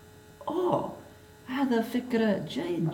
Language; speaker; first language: Arabic; non-native, learner; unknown